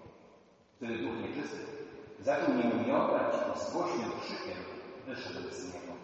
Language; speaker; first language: Polish; native; Polish